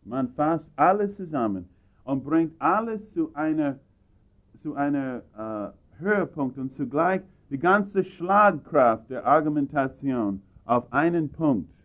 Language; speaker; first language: German; non-native, fluent; English